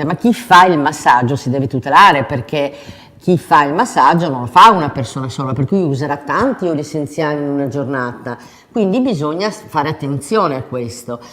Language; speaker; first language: Italian; native; Italian